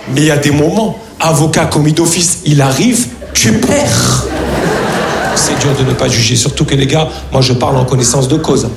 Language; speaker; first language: French; early bilingual, other home language; Arabic